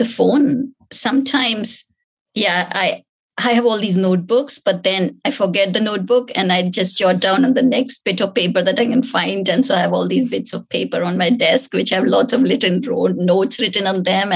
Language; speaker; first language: English; non-native, local second language; Hindi